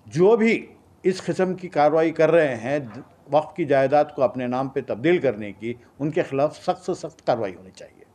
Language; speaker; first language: Hindi; non-native, local second language; Urdu